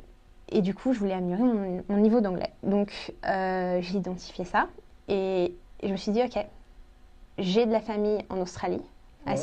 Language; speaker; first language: French; early bilingual, other home language; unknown